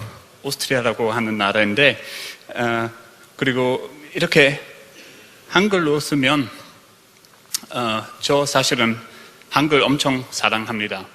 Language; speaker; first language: Korean; non-native, fluent; German